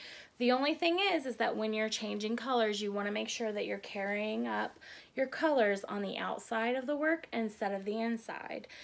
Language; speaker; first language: English; native; English